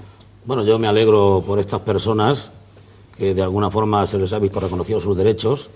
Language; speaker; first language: Spanish; native; Spanish